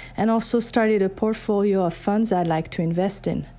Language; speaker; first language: English; non-native, fluent; French